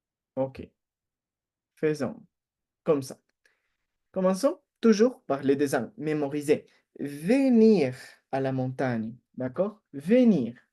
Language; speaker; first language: French; non-native, fluent; Spanish